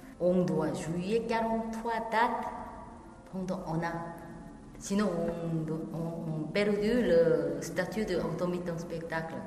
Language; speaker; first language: French; non-native, learner; Korean